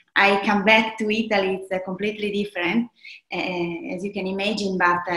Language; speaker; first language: English; non-native, fluent; Italian